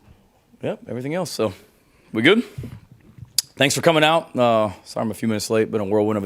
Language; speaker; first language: English; native; English